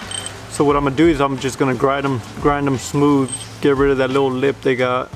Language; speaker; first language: English; native; English